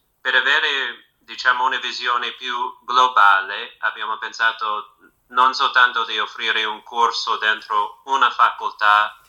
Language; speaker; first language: Italian; non-native, fluent; English